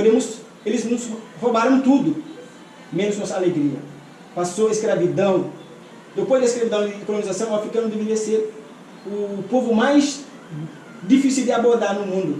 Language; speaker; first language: Portuguese; non-native, fluent; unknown